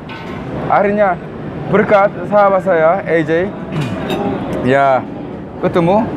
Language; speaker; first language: Indonesian; non-native, fluent; Korean